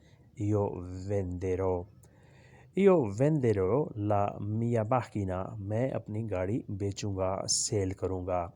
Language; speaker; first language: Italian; non-native, learner; Urdu